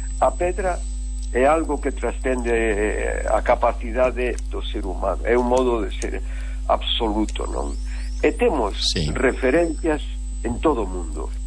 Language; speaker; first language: Galician; native; Galician